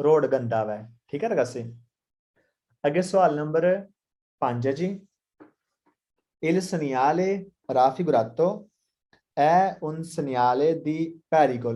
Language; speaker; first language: Italian; non-native, learner; Punjabi